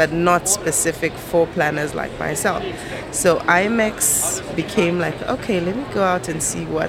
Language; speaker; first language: English; non-native, local second language; Bemba